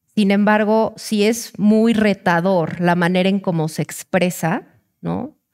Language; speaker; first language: Spanish; native; Spanish